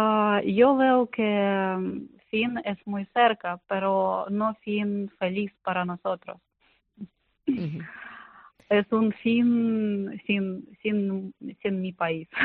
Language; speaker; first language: Spanish; non-native, learner; Ukrainian